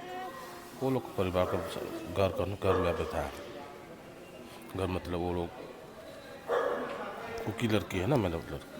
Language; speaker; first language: Hindi; non-native, local second language; Manipuri